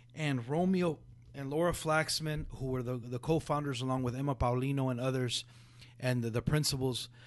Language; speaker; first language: English; early bilingual, other home language; Spanish